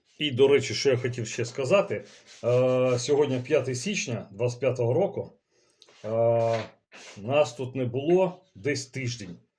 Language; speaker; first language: Ukrainian; non-native, local second language; Russian